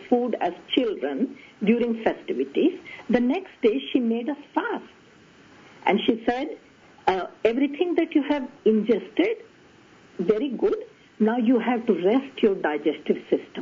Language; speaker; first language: English; non-native, local second language; Tamil